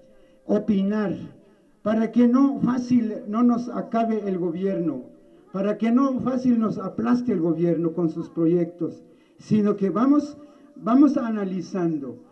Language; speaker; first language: Spanish; non-native, local second language; Tzeltal